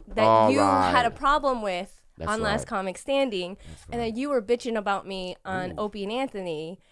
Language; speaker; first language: English; native; English